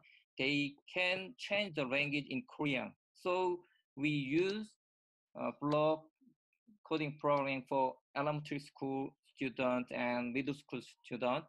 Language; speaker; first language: English; non-native, learner; Korean